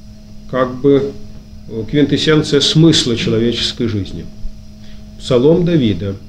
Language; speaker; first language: Russian; native; Russian